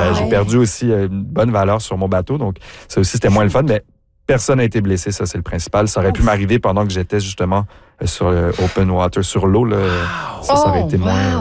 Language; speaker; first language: French; native; French